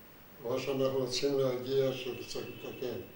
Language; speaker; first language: Hebrew; non-native, fluent; Yiddish